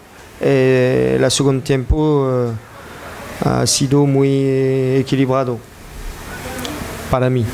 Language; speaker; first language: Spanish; non-native, learner; French